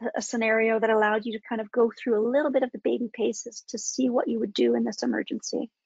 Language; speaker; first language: English; native; English